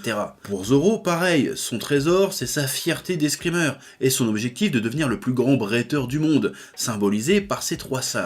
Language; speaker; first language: French; native; French